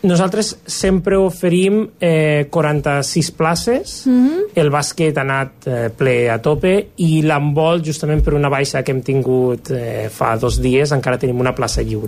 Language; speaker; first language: Catalan; native; Catalan